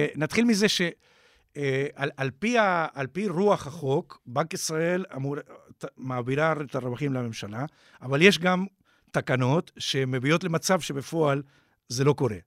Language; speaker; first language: Hebrew; non-native, fluent; Spanish